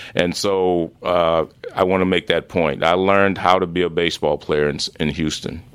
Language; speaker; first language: English; native; English